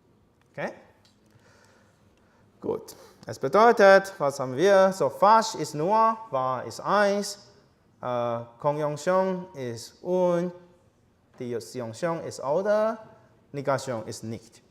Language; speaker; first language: German; non-native, learner; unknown